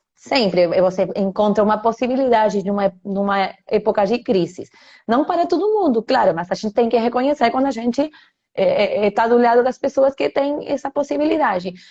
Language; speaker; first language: Portuguese; non-native, fluent; Spanish